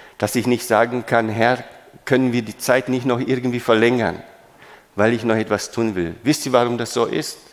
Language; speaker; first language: German; non-native, fluent; Romanian